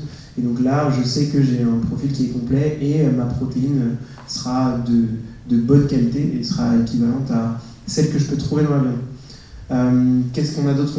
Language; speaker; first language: French; native; French